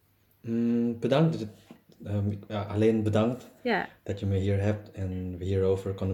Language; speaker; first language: Dutch; non-native, learner; German